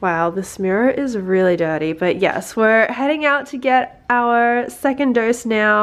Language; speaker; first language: English; native; English